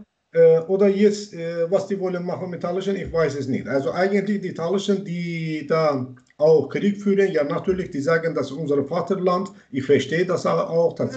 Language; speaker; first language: German; non-native, learner; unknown